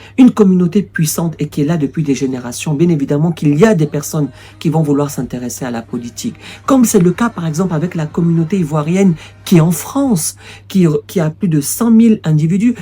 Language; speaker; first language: French; native; French